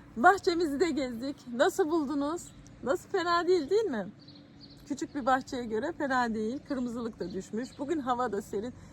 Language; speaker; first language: Turkish; native; Turkish